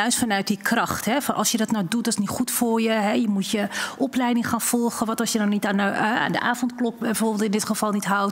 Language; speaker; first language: Dutch; native; Dutch